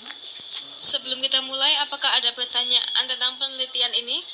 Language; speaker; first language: Indonesian; native; Indonesian